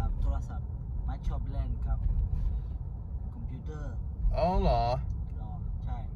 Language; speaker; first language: Thai; non-native, learner; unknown